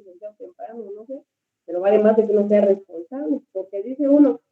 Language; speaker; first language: Spanish; native; Spanish